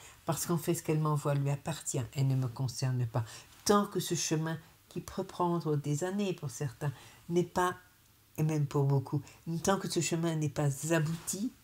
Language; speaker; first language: French; native; French